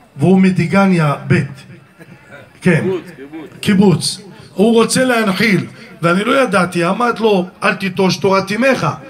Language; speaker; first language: Hebrew; early bilingual, other home language; Arabic